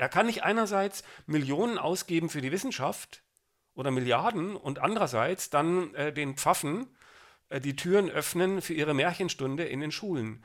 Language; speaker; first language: German; native; German